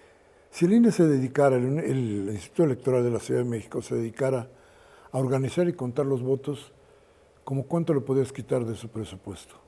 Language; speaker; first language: Spanish; native; Spanish